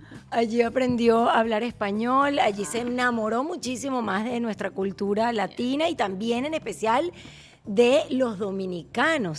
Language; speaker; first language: Spanish; native; Spanish